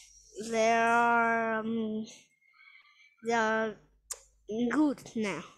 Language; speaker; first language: English; non-native, learner; Vietnamese